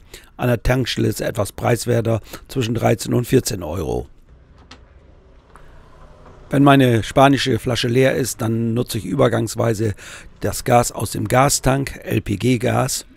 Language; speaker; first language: German; native; German